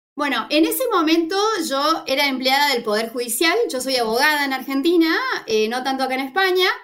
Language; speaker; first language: Spanish; native; Spanish